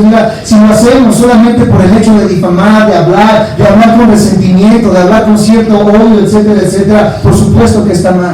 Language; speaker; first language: Spanish; native; Spanish